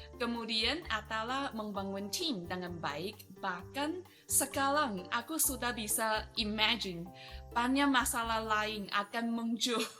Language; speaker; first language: Indonesian; non-native, fluent; Chinese